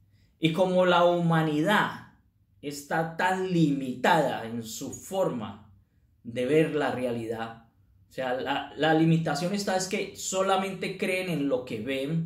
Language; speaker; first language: Spanish; native; Spanish